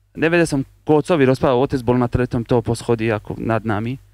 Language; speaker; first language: Slovak; non-native, learner; Persian